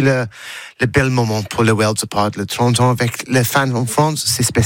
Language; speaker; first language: French; non-native, learner; English